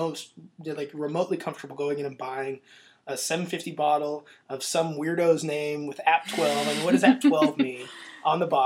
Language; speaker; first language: English; native; English